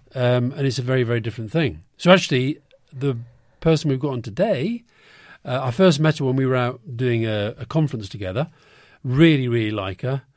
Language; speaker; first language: English; native; English